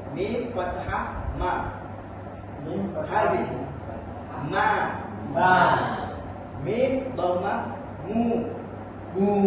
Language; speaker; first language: Arabic; non-native, learner; Malay